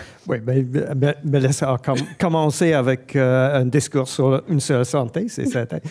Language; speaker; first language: French; non-native, fluent; English